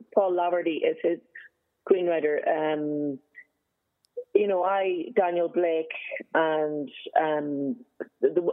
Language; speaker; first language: English; native; English